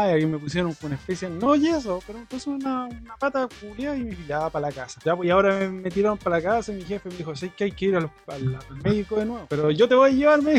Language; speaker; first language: Spanish; native; Spanish